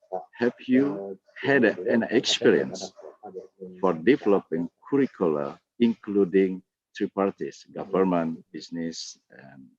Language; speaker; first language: English; non-native, fluent; Indonesian